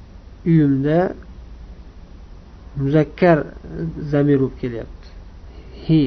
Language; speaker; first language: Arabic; non-native, fluent; Uzbek